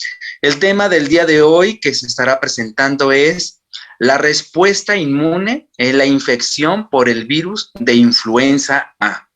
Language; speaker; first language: Spanish; native; Spanish